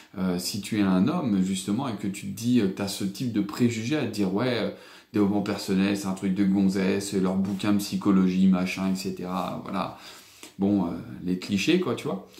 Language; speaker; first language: French; native; French